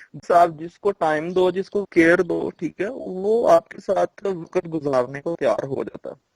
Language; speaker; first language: Urdu; non-native, local second language; Punjabi